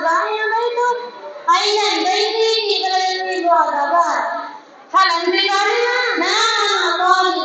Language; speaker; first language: Arabic; non-native, learner; Urdu